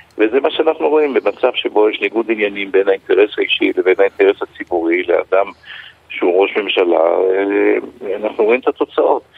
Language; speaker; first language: Hebrew; native; Hebrew